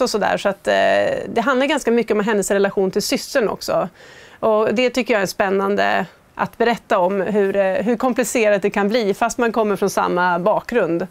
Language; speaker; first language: Swedish; native; Swedish